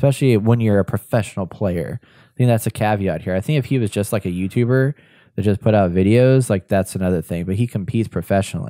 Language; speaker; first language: English; native; English